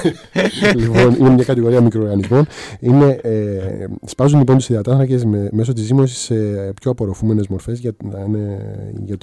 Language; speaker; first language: Greek; native; Greek